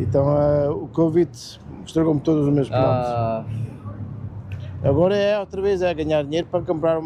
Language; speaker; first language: Portuguese; early bilingual, heritage; German